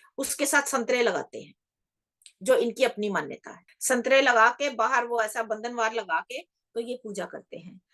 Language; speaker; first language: Hindi; native; Hindi